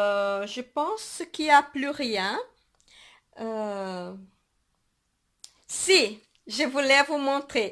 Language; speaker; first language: French; non-native, fluent; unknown